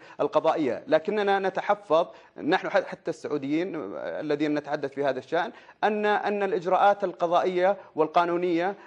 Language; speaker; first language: Arabic; native; Arabic